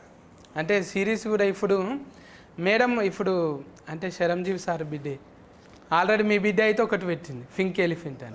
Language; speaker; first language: Telugu; native; Telugu